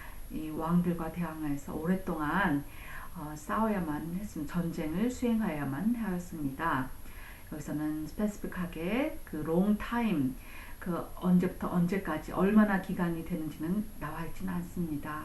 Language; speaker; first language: Korean; native; Korean